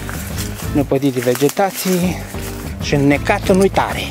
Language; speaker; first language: Romanian; native; Romanian